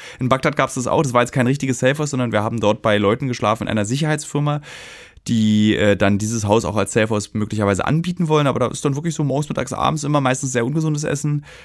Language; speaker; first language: German; native; German